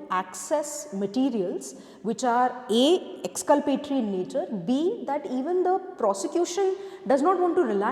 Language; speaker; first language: English; non-native, local second language; Hindi